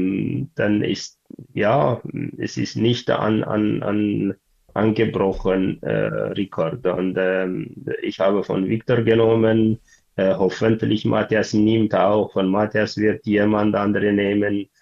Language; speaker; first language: German; non-native, learner; Tigrinya